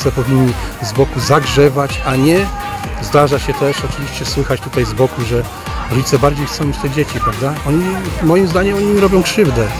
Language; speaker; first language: Polish; native; Polish